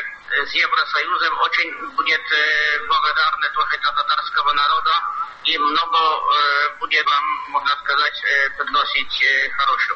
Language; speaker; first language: Russian; non-native, fluent; Polish